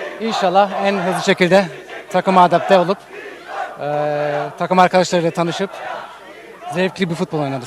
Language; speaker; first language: Turkish; early bilingual, heritage; Turkish